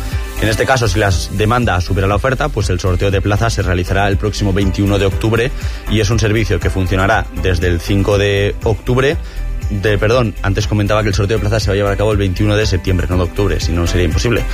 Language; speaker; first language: Spanish; native; Spanish